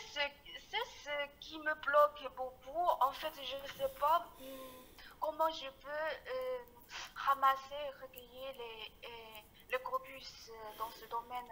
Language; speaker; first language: French; non-native, fluent; Chinese